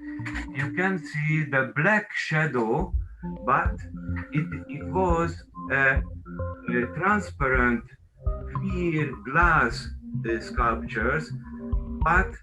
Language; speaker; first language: English; non-native, learner; Hungarian